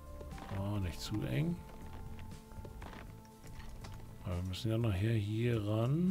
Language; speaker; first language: German; native; German